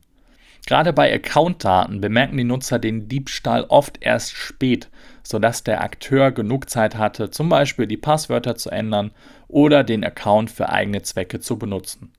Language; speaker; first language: German; native; German